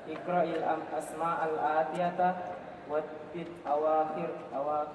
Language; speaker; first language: Arabic; non-native, learner; Indonesian